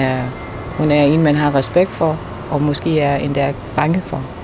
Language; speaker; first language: Danish; non-native, fluent; English